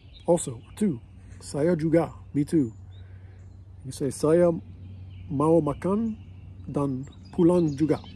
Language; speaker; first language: Indonesian; non-native, learner; English